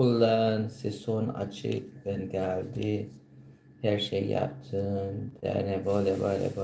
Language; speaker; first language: Turkish; non-native, learner; Filipino